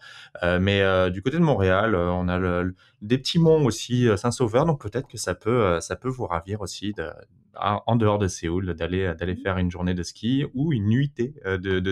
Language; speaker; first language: French; native; French